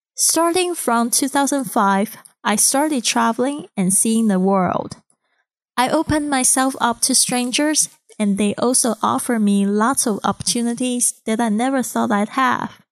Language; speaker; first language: English; non-native, fluent; Chinese